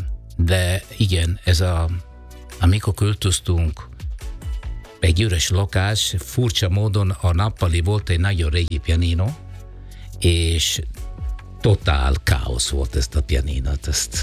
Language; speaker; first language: Hungarian; non-native, learner; Italian